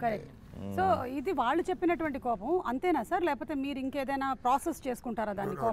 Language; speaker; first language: Telugu; native; Telugu